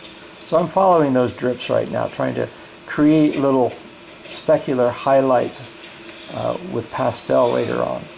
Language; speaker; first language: English; native; English